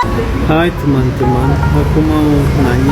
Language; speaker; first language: Indonesian; non-native, learner; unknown